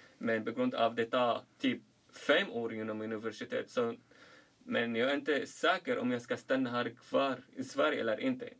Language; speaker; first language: Swedish; non-native, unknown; Arabic